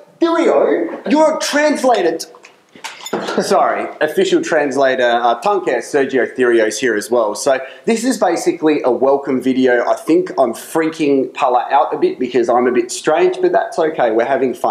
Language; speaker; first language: English; native; English